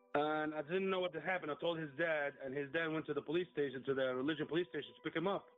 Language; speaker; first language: English; non-native, fluent; Arabic